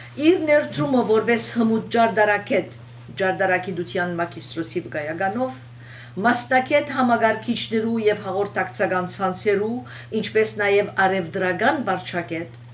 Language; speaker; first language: Armenian; early bilingual, heritage; Armenian